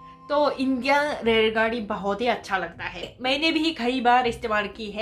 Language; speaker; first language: Hindi; non-native, fluent; Japanese